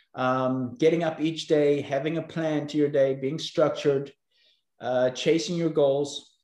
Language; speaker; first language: English; native; English